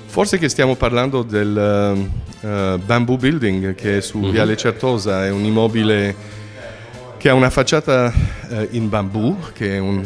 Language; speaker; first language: Italian; non-native, fluent; Romanian